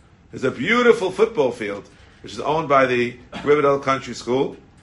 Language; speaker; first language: English; native; English